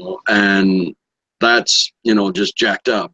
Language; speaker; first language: English; native; English